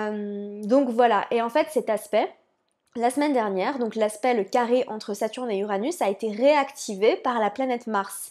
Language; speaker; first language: French; native; French